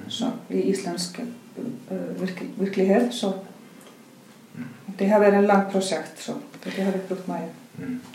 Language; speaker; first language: Swedish; non-native, fluent; Icelandic